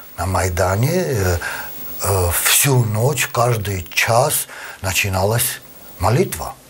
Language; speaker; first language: Russian; non-native, local second language; Armenian